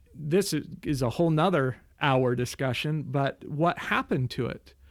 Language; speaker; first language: English; native; English